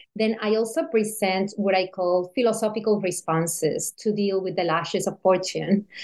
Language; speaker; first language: English; non-native, fluent; Spanish